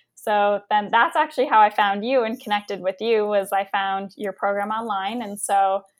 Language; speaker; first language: English; native; English